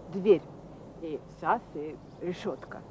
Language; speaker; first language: French; non-native, fluent; Russian